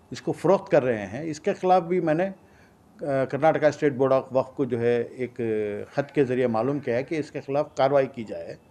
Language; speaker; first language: Hindi; non-native, local second language; Urdu